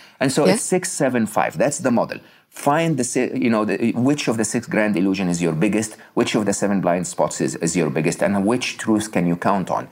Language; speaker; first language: English; non-native, fluent; Arabic